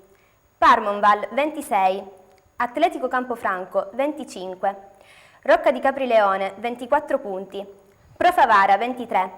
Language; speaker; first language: Italian; native; Italian